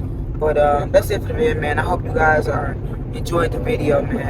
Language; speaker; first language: English; native; English